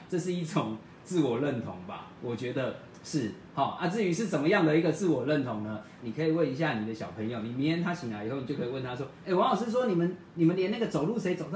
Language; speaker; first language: Chinese; native; Chinese